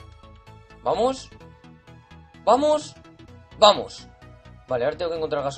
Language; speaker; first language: Spanish; native; Spanish